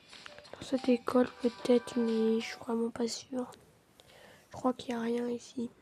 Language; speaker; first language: French; native; French